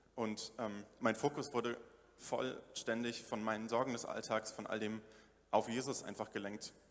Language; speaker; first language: German; native; German